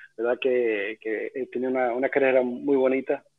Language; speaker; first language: Spanish; early bilingual, heritage; Spanish